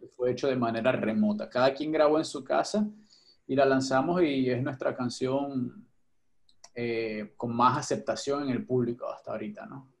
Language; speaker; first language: Spanish; native; Spanish